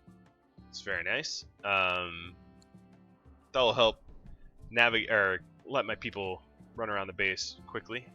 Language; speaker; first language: English; native; English